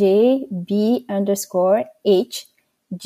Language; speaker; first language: English; non-native, fluent; French